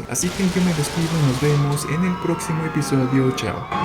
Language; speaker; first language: Spanish; native; Spanish